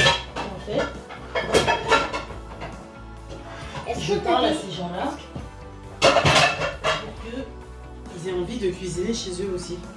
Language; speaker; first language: French; native; French